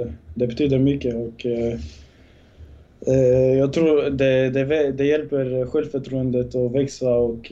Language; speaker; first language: Swedish; early bilingual, other home language; Bosnian